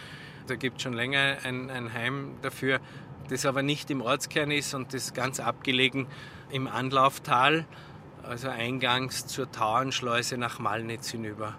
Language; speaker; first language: German; native; German